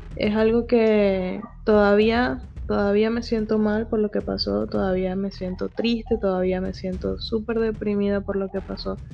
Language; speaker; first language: Spanish; native; Spanish